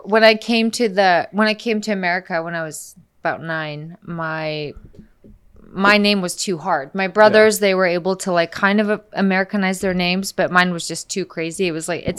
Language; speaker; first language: English; early bilingual, other home language; Icelandic